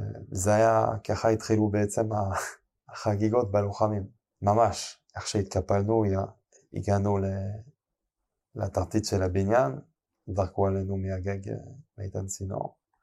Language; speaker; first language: Hebrew; non-native, fluent; French